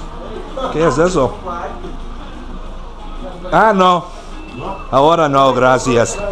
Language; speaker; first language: Spanish; non-native, learner; English